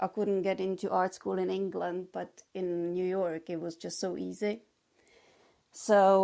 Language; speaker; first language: English; non-native, fluent; Czech